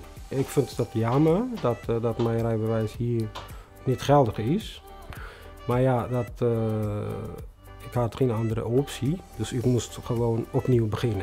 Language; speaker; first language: Dutch; non-native, fluent; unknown